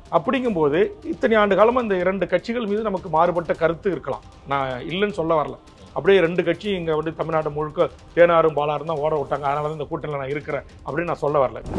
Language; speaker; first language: Tamil; native; Tamil